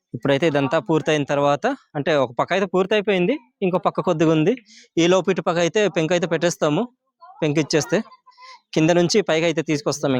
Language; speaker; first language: Telugu; non-native, local second language; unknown